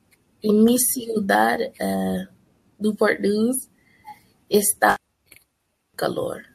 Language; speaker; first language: Spanish; non-native, learner; English